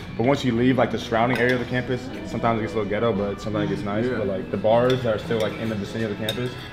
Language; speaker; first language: English; early bilingual, other home language; German